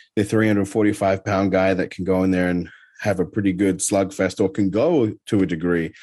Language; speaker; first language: English; native; English